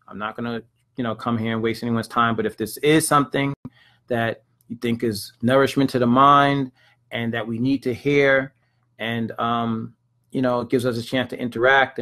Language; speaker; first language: English; native; English